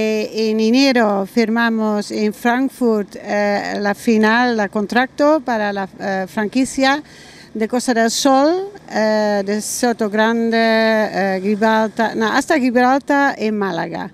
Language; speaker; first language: Spanish; non-native, learner; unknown